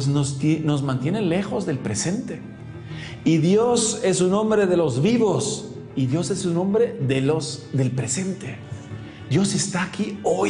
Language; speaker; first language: Spanish; non-native, fluent; German